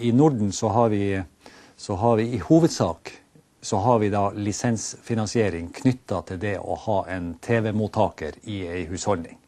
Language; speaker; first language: Norwegian; native; Norwegian